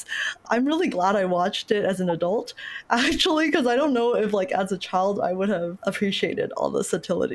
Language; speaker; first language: English; early bilingual, other home language; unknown